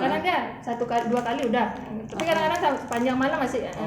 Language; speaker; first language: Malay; non-native, local second language; Achinese